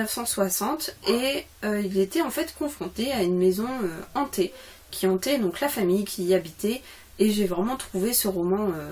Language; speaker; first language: French; native; French